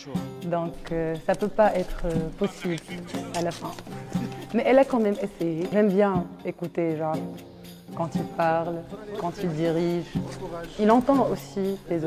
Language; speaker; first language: French; non-native, local second language; Arabic